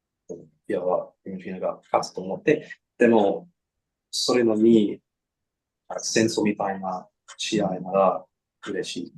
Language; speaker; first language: Japanese; non-native, learner; English